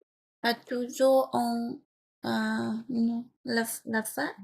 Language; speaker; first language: French; non-native, learner; Vietnamese